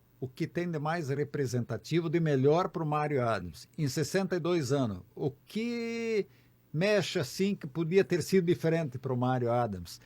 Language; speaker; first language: Portuguese; native; Portuguese